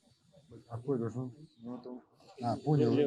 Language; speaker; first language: Russian; native; Russian